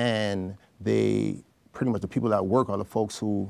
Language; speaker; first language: English; native; English